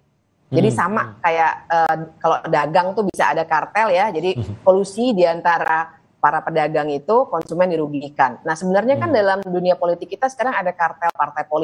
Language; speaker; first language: Indonesian; native; Indonesian